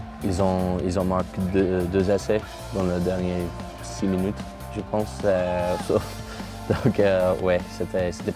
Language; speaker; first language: French; non-native, learner; English